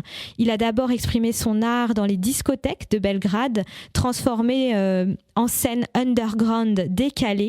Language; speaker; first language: French; native; French